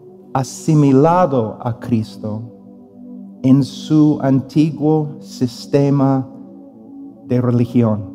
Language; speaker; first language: Spanish; non-native, fluent; English